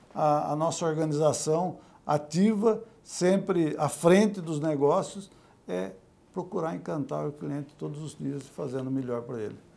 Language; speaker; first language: Portuguese; native; Portuguese